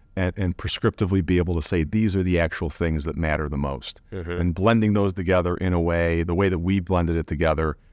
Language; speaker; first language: English; native; English